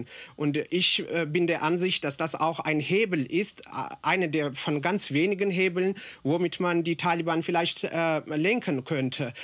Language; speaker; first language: German; non-native, fluent; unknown